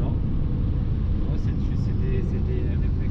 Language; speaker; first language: French; native; French